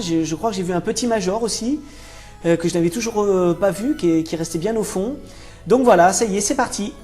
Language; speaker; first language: French; native; French